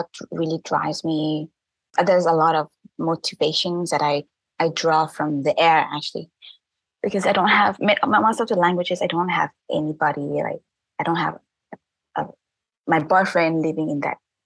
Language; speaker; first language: English; non-native, fluent; Thai